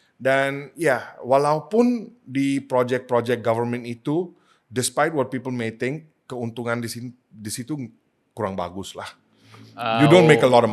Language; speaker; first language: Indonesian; non-native, fluent; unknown